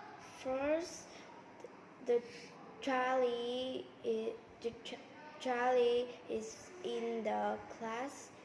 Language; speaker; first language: English; non-native, learner; Vietnamese